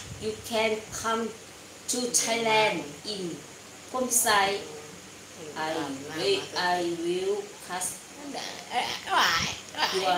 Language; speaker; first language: English; non-native, learner; Thai